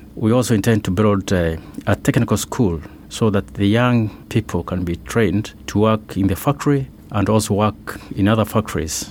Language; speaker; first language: English; non-native, local second language; Meru